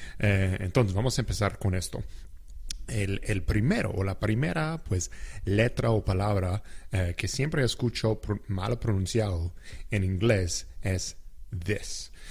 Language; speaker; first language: Spanish; non-native, fluent; English